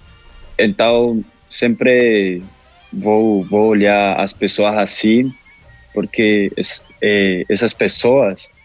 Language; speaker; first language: Portuguese; non-native, local second language; Spanish